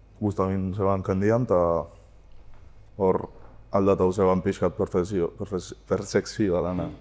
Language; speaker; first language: Basque; native; Basque